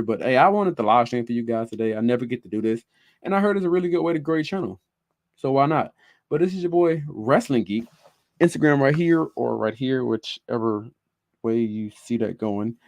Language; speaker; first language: English; native; English